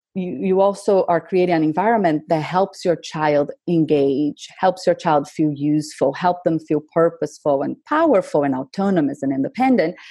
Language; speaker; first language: English; non-native, fluent; Portuguese